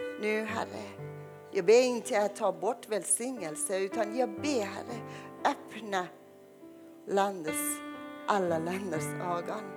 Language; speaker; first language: Swedish; non-native, fluent; Persian